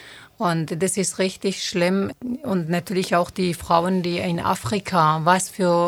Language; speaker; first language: German; non-native, fluent; Turoyo